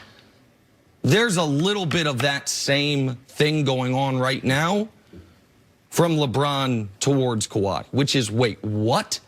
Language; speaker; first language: English; native; English